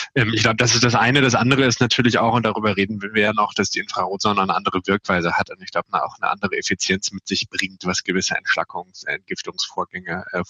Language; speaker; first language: German; native; German